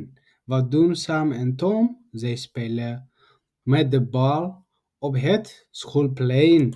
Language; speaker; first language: Dutch; non-native, learner; Tigrinya